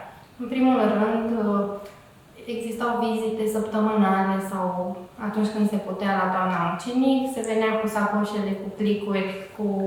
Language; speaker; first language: Romanian; native; Romanian